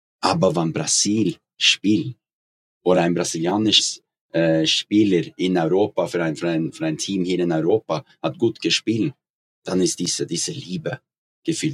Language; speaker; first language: German; non-native, learner; Norwegian